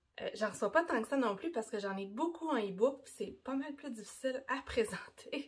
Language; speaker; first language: French; native; French